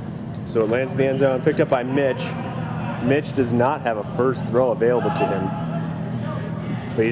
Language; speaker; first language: English; native; English